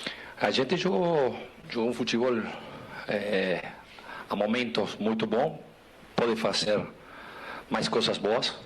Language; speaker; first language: Portuguese; non-native, fluent; Spanish